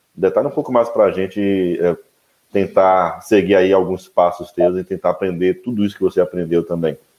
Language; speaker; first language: Portuguese; native; Portuguese